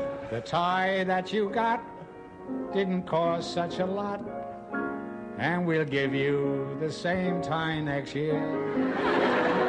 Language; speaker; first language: English; native; English